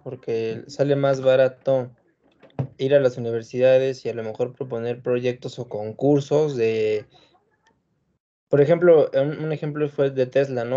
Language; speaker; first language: Spanish; native; Spanish